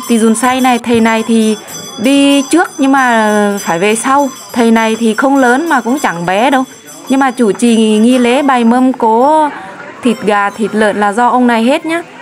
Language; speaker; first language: Vietnamese; non-native, local second language; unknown